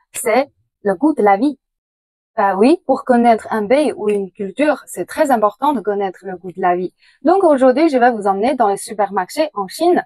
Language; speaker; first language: French; non-native, fluent; Chinese